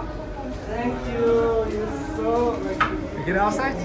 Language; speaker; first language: English; non-native, learner; Chinese